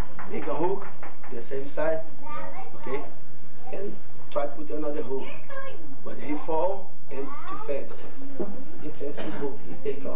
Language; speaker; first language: English; non-native, learner; Portuguese